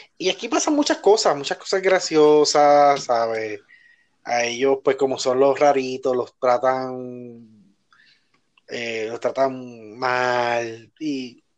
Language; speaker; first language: Spanish; native; Spanish